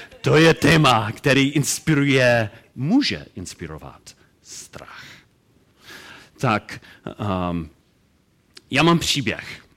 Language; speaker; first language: Czech; non-native, learner; English